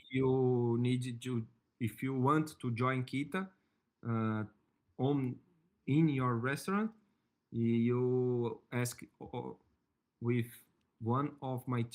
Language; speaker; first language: English; non-native, learner; Portuguese